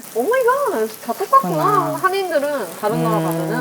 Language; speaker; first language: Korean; early bilingual, heritage; Korean